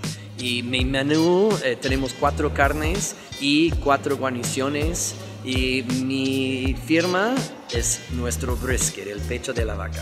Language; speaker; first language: Spanish; non-native, fluent; English